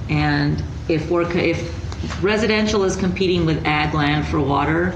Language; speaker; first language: English; early bilingual, other home language; Spanish